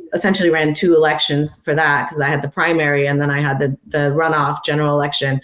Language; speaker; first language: English; non-native, fluent; Persian